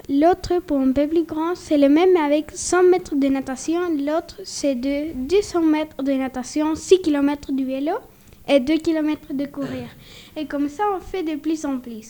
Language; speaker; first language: French; non-native, learner; Spanish